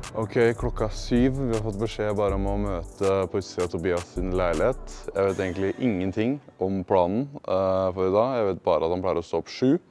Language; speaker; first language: Norwegian; native; Norwegian